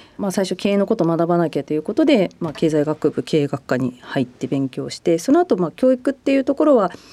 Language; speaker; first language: Japanese; native; Japanese